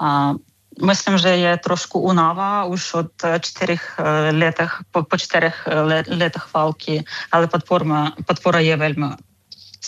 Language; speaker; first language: Czech; non-native, fluent; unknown